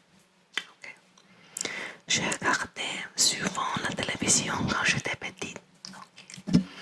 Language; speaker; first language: French; non-native, learner; English